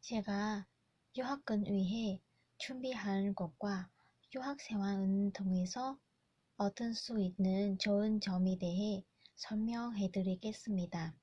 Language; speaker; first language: Korean; non-native, learner; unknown